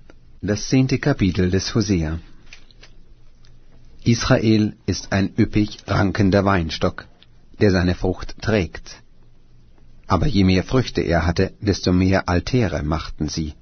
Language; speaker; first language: German; native; German